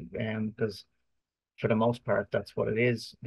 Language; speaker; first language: English; native; English